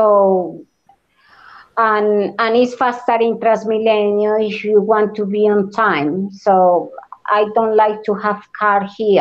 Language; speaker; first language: English; non-native, learner; Spanish